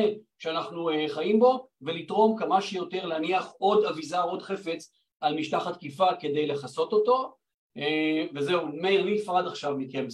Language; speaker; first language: Hebrew; native; Hebrew